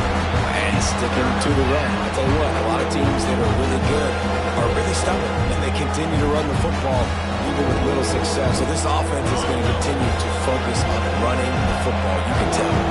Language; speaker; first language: English; native; English